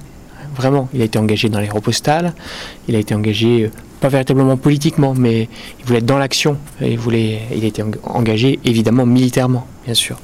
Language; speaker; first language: French; native; French